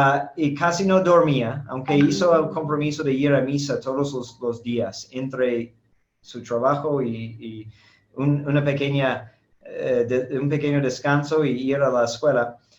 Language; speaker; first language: Spanish; non-native, fluent; English